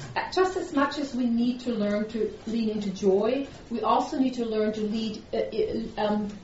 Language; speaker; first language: English; non-native, fluent; German